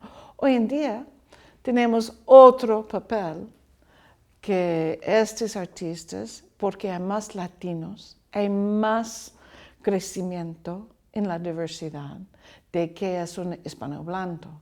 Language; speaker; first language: Spanish; non-native, learner; English